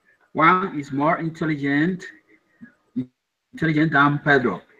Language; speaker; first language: English; non-native, learner; Spanish